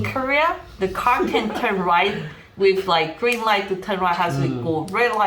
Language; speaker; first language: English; non-native, fluent; Chinese